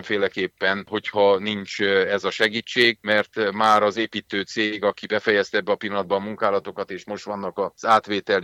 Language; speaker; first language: Hungarian; native; Hungarian